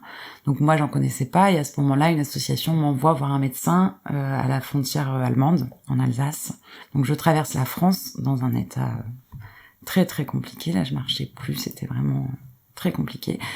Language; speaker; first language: French; native; French